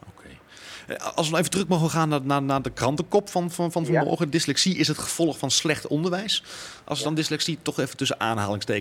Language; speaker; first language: Dutch; native; Dutch